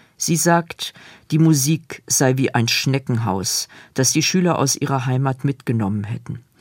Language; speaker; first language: German; native; German